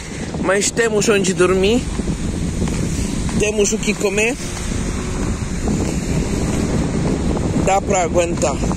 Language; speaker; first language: Portuguese; non-native, local second language; Kabuverdianu